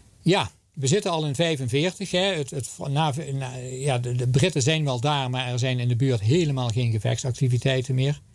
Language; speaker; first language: Dutch; native; Dutch